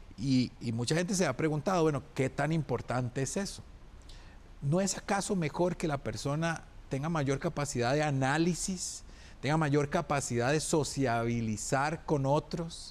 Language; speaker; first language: Spanish; native; Spanish